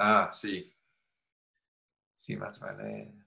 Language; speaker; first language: Spanish; non-native, learner; Chinese